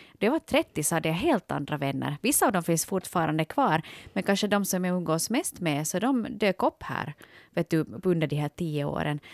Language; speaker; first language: Swedish; native; Swedish